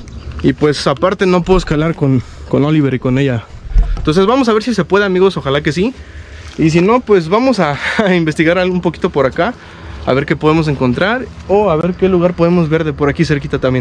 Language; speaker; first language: Spanish; native; Spanish